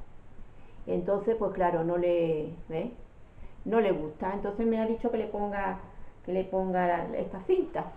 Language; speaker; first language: Spanish; native; Spanish